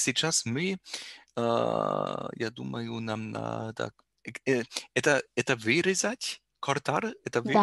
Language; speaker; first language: Russian; non-native, learner; German